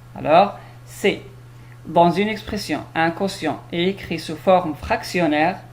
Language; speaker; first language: French; non-native, local second language; Arabic